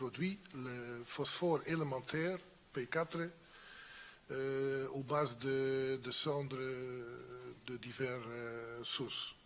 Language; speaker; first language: French; non-native, fluent; Dutch